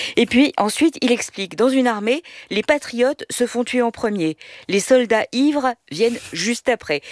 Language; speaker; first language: French; native; French